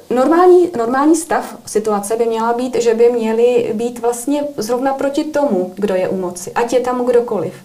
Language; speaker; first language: Czech; native; Czech